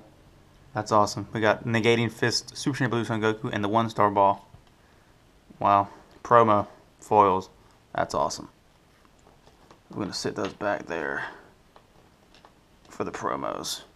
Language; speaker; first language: English; native; English